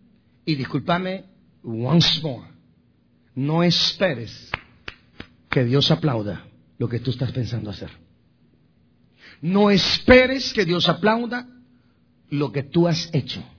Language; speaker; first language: Spanish; native; Spanish